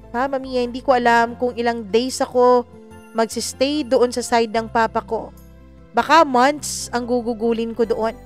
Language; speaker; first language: Filipino; non-native, local second language; Cebuano